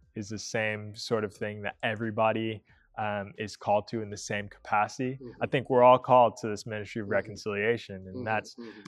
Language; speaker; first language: English; native; English